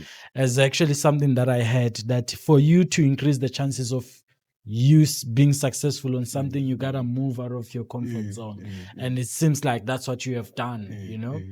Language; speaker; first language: English; non-native, local second language; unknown